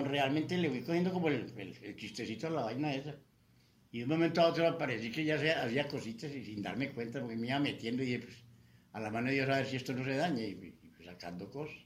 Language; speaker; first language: Spanish; native; Spanish